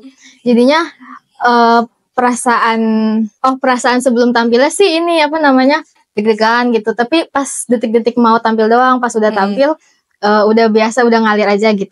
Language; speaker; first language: Indonesian; native; Indonesian